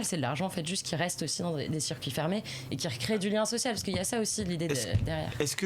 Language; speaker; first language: French; native; French